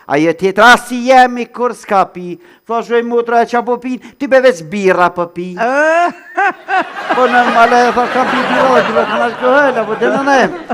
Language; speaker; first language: Albanian; native; Albanian